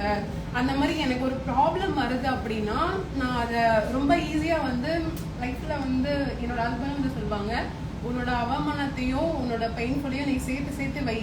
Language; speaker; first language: Tamil; native; Tamil